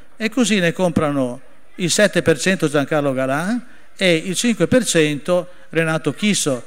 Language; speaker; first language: Italian; native; Italian